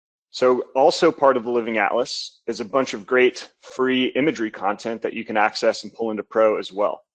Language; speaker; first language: English; native; English